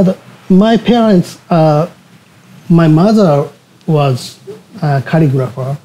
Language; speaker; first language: English; non-native, learner; Japanese